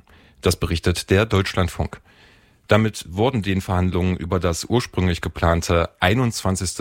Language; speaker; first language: German; native; German